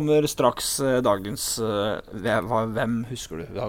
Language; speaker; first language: Norwegian; native; Norwegian